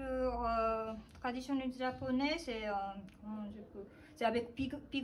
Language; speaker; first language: French; non-native, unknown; Japanese